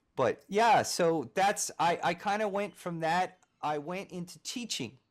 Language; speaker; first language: English; native; English